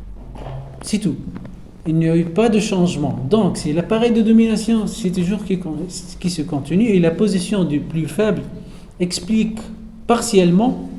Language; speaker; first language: French; non-native, local second language; Arabic